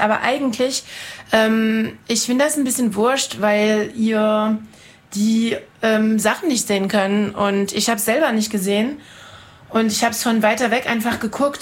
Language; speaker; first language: German; non-native, fluent; French